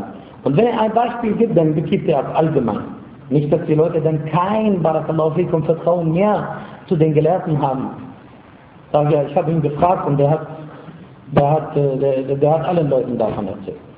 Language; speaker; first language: German; non-native, fluent; Arabic